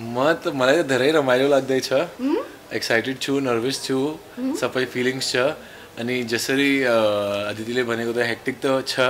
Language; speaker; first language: Nepali; non-native, learner; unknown